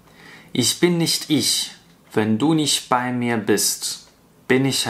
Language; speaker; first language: German; non-native, fluent; Russian